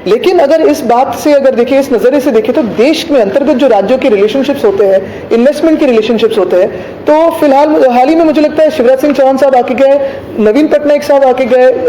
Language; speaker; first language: Hindi; non-native, local second language; Marathi